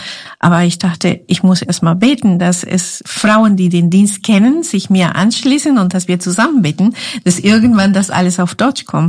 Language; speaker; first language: German; non-native, fluent; Spanish